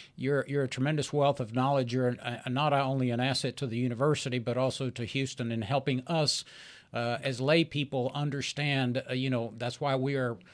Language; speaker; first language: English; early bilingual, other home language; Spanish